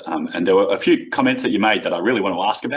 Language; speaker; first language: English; native; English